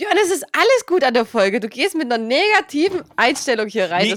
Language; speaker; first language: German; native; German